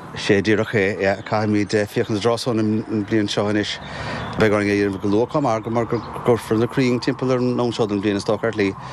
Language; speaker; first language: Irish; native; Irish